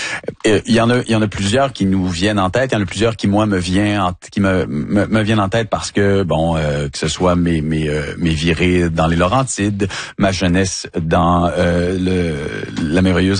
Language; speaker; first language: French; native; French